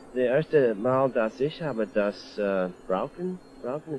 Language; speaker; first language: German; non-native, learner; English